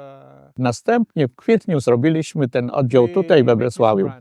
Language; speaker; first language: Polish; non-native, fluent; Filipino